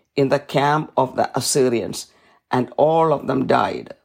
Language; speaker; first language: English; non-native, local second language; Malayalam